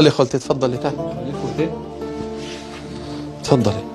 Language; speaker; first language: Arabic; native; Arabic